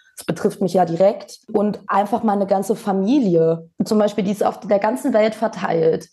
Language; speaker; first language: German; early bilingual, other home language; Bosnian